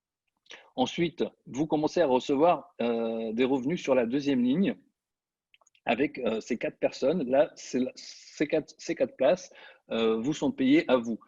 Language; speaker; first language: French; native; French